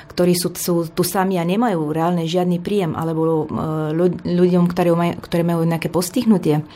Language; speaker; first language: Slovak; non-native, fluent; Romanian